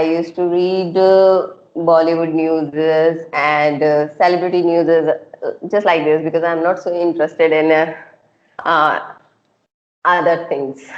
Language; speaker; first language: English; non-native, local second language; Hindi